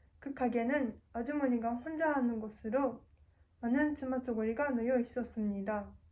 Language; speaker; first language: Korean; non-native, learner; Japanese